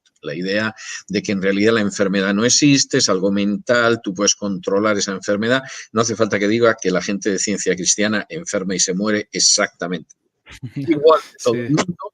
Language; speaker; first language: Spanish; native; Spanish